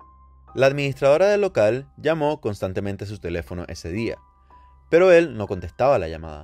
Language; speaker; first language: Spanish; native; Spanish